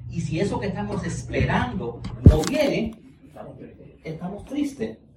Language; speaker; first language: Spanish; early bilingual, heritage; Spanish